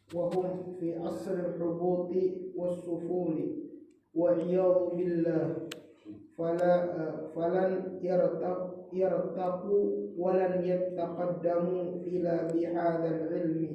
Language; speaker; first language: Arabic; non-native, learner; Indonesian